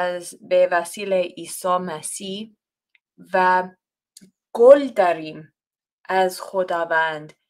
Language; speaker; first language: Persian; non-native, fluent; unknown